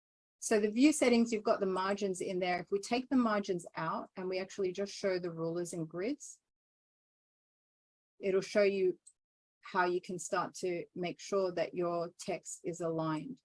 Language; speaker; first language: English; native; English